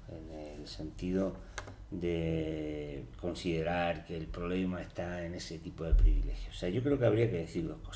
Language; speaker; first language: Spanish; native; Spanish